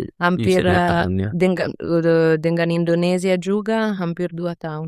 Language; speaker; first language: Indonesian; non-native, fluent; Italian